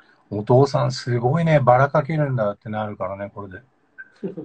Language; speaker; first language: Japanese; native; Japanese